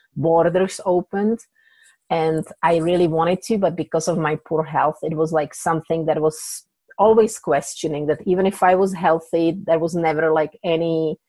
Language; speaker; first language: English; non-native, fluent; Czech